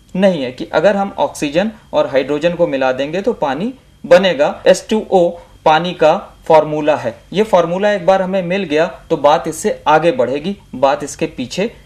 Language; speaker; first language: Hindi; native; Hindi